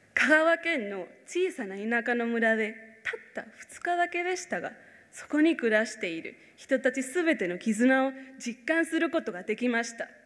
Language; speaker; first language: Japanese; non-native, fluent; Spanish